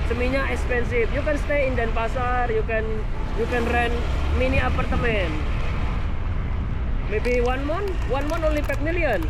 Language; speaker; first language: English; non-native, learner; Indonesian